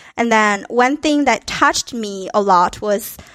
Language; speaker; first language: English; non-native, fluent; Chinese